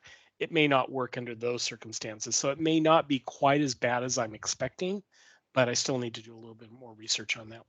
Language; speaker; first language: English; native; English